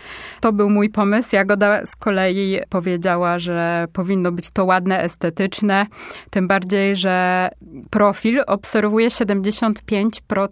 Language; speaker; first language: Polish; native; Polish